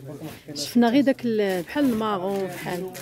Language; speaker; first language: Arabic; native; Arabic